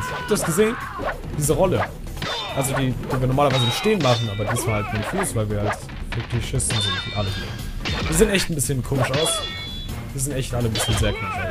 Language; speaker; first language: German; native; German